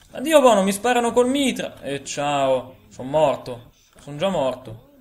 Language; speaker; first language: Italian; native; Italian